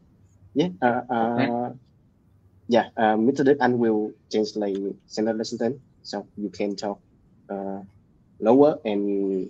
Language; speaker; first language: English; non-native, learner; Vietnamese